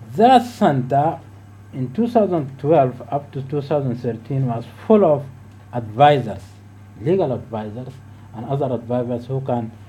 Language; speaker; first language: English; non-native, fluent; Arabic